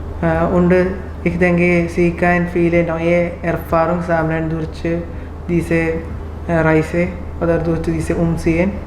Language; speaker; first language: German; non-native, learner; Malayalam